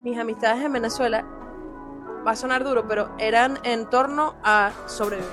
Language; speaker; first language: Spanish; native; Spanish